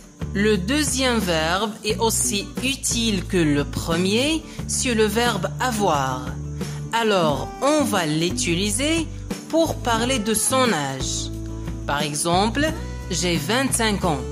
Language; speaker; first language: French; non-native, local second language; Arabic